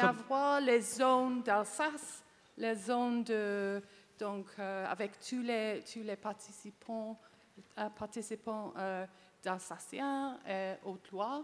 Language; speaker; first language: French; non-native, learner; English